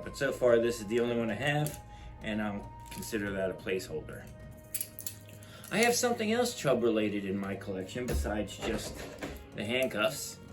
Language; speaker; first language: English; native; English